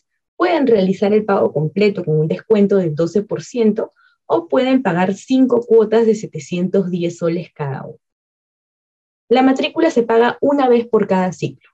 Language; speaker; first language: Spanish; native; Spanish